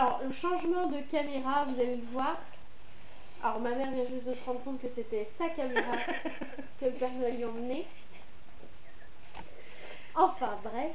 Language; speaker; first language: French; native; French